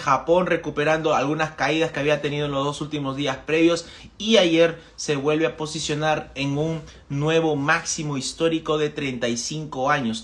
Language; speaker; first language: Spanish; native; Spanish